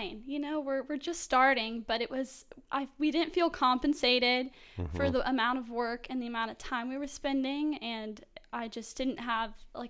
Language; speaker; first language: English; native; English